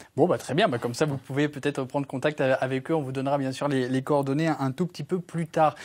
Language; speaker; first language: French; native; French